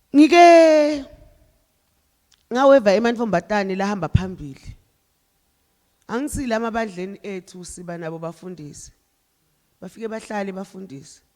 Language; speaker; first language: Zulu; non-native, local second language; Swati